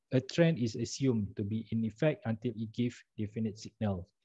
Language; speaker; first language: English; non-native, local second language; Malay